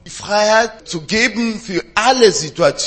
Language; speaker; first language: German; non-native, learner; French